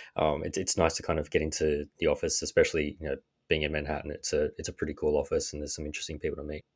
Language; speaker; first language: English; native; English